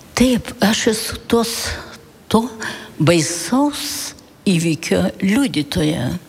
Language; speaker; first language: Lithuanian; early bilingual, heritage; Lithuanian